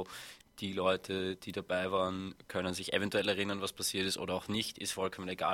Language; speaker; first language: German; native; German